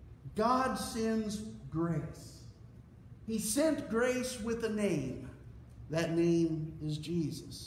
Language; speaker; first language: English; native; English